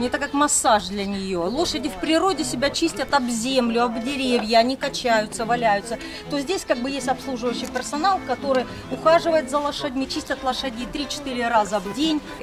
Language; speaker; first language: Russian; native; Russian